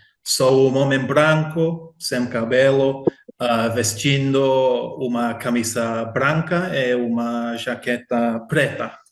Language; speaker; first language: Portuguese; non-native, fluent; English